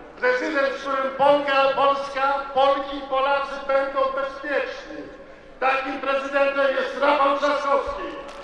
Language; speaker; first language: Polish; native; Polish